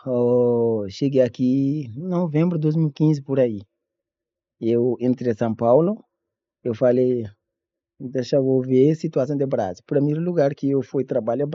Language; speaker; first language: Portuguese; non-native, learner; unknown